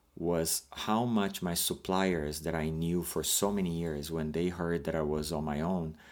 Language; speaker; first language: English; non-native, fluent; Portuguese